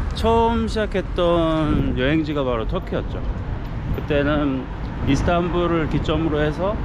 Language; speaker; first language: Korean; native; Korean